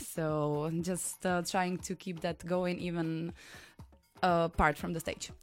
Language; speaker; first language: English; non-native, fluent; Czech